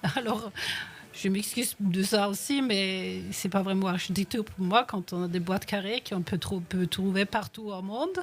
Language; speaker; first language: French; non-native, fluent; Norwegian